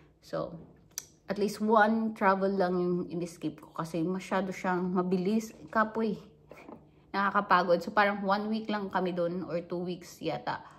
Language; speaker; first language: Filipino; non-native, local second language; Hiligaynon